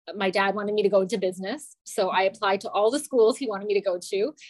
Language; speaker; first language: English; native; English